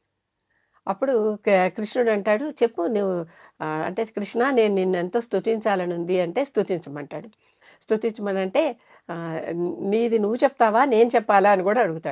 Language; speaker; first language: Telugu; native; Telugu